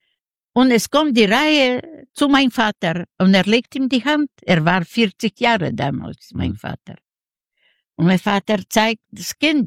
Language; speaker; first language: German; non-native, learner; Yiddish